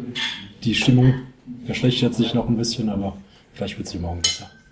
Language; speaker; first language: German; native; German